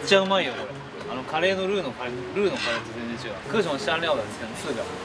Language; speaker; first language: Japanese; native; Japanese